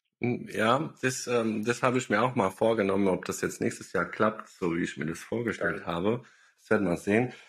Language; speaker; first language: German; non-native, fluent; Bosnian